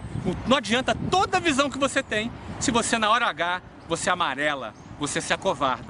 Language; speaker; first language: Portuguese; native; Portuguese